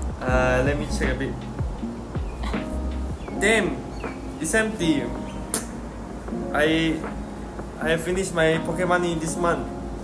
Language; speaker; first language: English; non-native, local second language; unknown